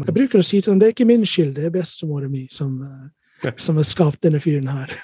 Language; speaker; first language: Norwegian; non-native, fluent; English